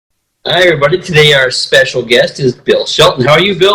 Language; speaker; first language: English; native; English